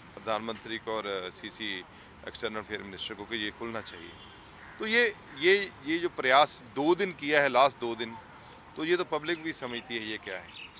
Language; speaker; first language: Hindi; non-native, local second language; Punjabi